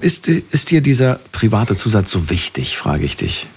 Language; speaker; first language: German; native; German